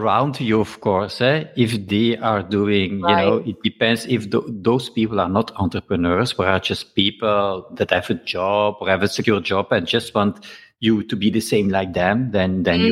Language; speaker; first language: English; non-native, fluent; Dutch